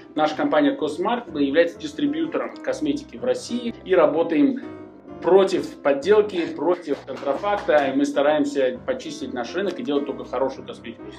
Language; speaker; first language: Russian; native; Russian